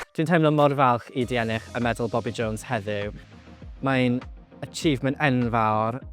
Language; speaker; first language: Welsh; non-native, local second language; English